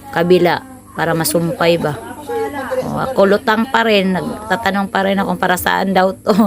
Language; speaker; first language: Filipino; non-native, local second language; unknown